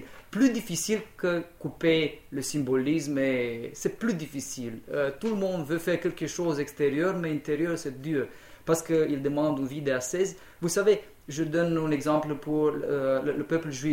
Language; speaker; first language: French; non-native, fluent; Romanian